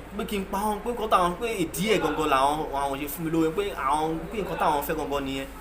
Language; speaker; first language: Yoruba; non-native, local second language; Igbo